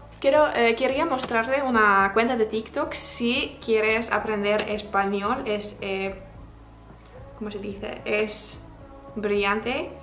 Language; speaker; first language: Spanish; non-native, learner; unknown